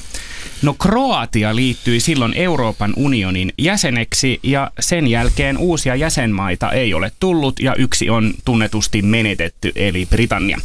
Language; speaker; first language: Finnish; native; Finnish